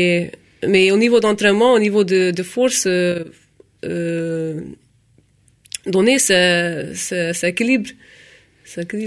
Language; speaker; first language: French; non-native, fluent; Hungarian